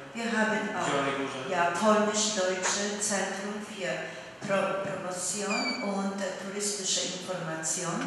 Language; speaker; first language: German; non-native, fluent; Polish